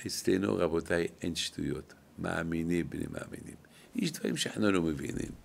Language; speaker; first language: Hebrew; non-native, fluent; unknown